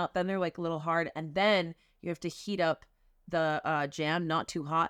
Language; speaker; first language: English; native; English